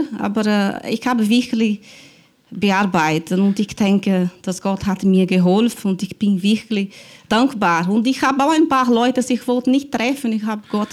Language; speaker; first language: German; non-native, learner; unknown